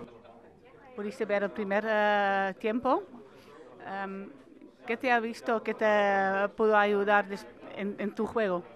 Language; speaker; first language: Spanish; non-native, fluent; Dutch